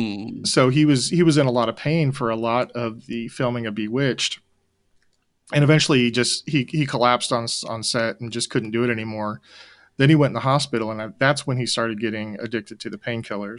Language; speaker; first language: English; native; English